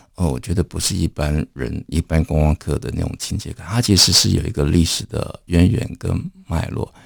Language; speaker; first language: Chinese; native; Chinese